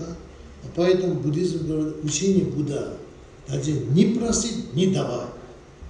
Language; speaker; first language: Russian; non-native, learner; Tibetan